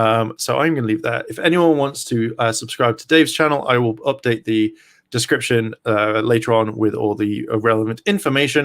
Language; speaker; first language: English; native; English